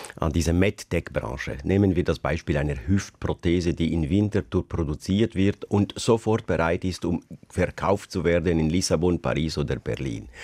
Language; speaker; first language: German; non-native, local second language; Italian